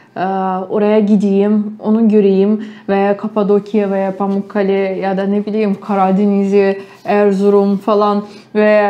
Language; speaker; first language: Turkish; non-native, fluent; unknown